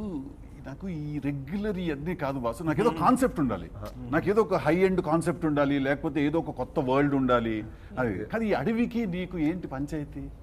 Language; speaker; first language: Telugu; native; Telugu